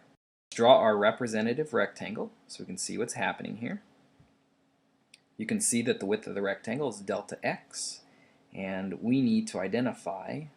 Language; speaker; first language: English; native; English